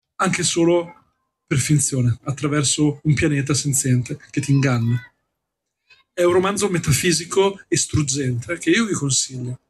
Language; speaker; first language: Italian; native; Italian